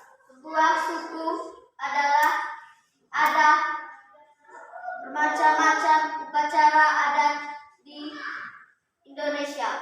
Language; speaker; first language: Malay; non-native, local second language; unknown